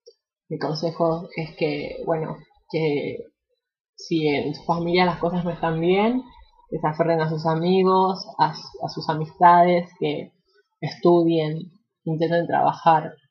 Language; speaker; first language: Spanish; native; Spanish